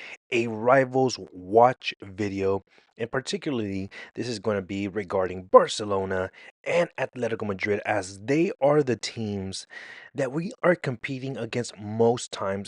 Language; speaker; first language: English; native; English